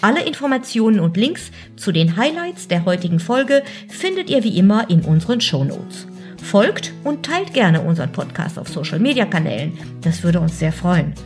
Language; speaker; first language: German; native; German